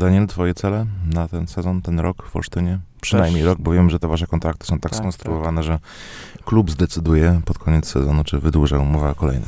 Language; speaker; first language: Polish; native; Polish